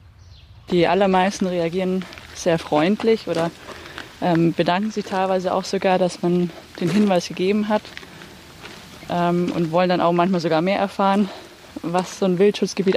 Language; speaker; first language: German; native; German